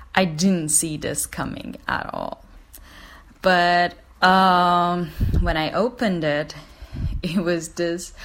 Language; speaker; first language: English; non-native, fluent; Persian